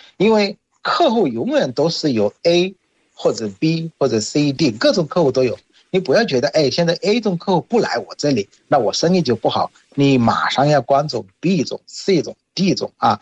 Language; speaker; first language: Chinese; non-native, fluent; Bangla